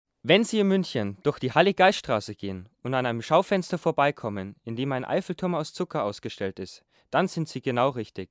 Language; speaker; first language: German; native; German